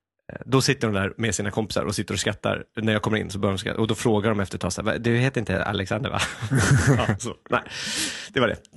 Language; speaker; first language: Swedish; native; Swedish